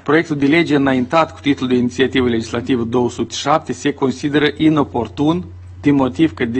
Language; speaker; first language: Romanian; native; Romanian